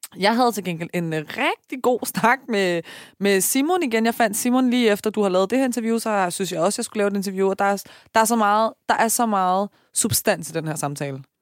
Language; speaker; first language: Danish; native; Danish